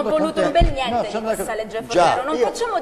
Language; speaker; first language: Italian; native; Italian